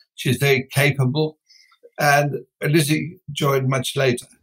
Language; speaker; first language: English; non-native, fluent; Dutch